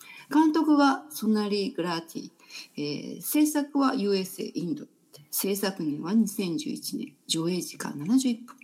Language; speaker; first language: Japanese; native; Japanese